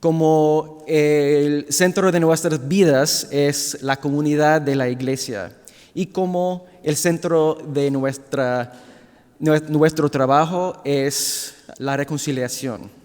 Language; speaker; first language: Spanish; non-native, fluent; English